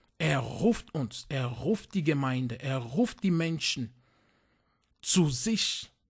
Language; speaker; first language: German; non-native, fluent; French